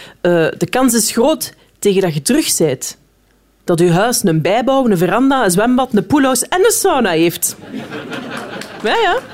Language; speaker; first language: Dutch; native; Dutch